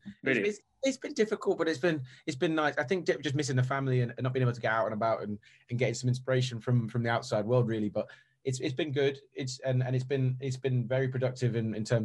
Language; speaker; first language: English; native; English